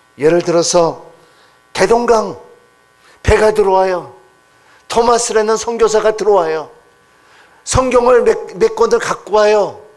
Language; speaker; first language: Korean; non-native, fluent; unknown